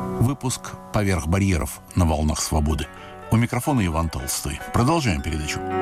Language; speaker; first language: Russian; native; Russian